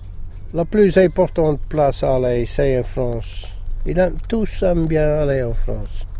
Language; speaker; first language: French; non-native, local second language; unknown